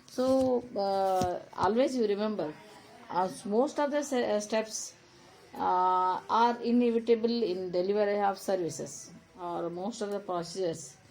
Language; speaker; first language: English; non-native, local second language; Kannada